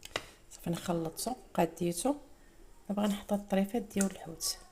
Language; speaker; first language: Arabic; native; Arabic